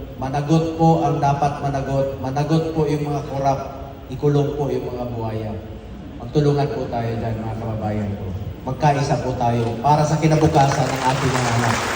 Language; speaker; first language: Filipino; non-native, local second language; Cebuano